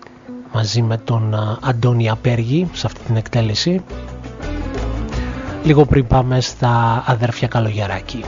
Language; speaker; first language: Greek; native; Greek